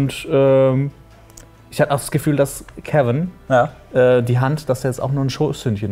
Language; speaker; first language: German; native; German